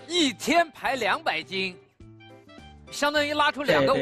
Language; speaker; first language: Chinese; native; Chinese